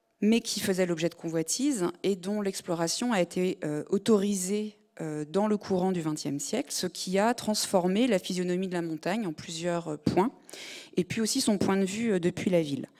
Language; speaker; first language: French; native; French